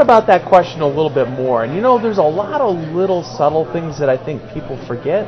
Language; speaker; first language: English; native; English